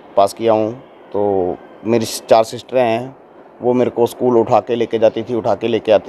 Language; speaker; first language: Hindi; native; Hindi